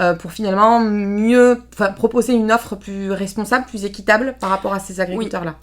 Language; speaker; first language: French; native; French